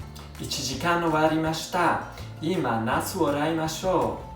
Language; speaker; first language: Japanese; non-native, learner; Italian